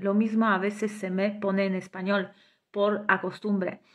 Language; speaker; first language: Spanish; non-native, fluent; Polish